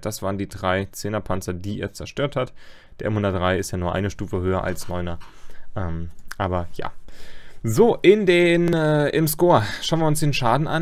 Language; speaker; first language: German; native; German